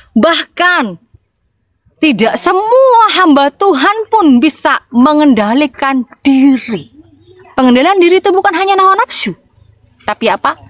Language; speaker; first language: Indonesian; non-native, local second language; Madurese